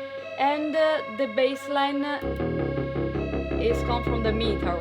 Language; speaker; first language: English; non-native, fluent; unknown